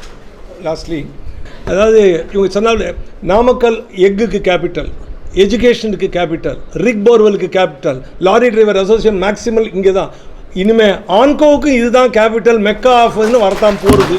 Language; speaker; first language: Tamil; native; Tamil